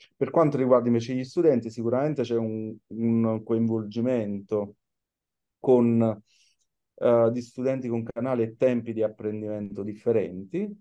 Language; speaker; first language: Italian; native; Italian